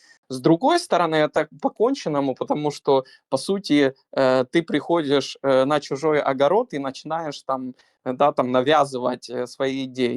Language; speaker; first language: Russian; native; Russian